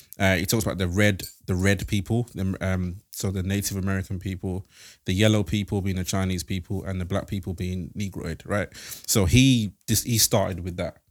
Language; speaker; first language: English; native; English